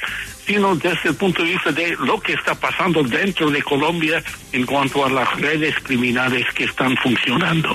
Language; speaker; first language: Spanish; non-native, fluent; English